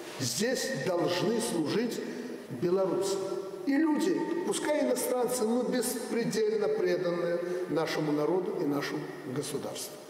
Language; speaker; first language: Russian; native; Russian